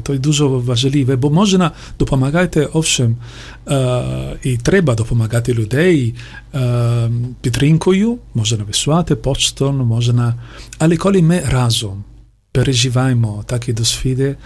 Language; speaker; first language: Polish; non-native, learner; Italian